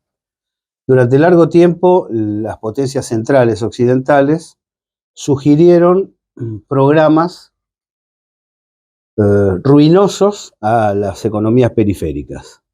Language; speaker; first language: Spanish; native; Spanish